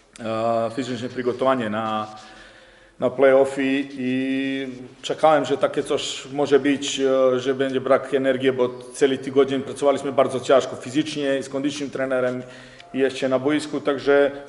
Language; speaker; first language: Polish; non-native, fluent; Serbian